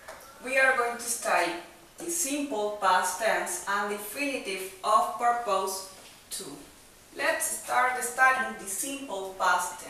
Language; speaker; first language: English; non-native, fluent; Spanish